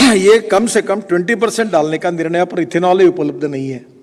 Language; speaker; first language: Hindi; non-native, local second language; Marathi